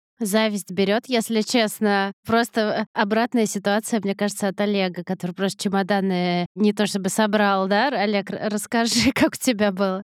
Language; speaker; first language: Russian; native; Russian